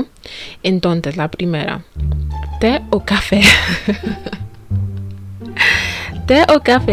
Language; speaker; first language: Spanish; non-native, fluent; English